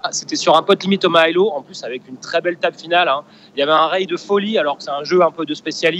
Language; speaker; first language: French; native; French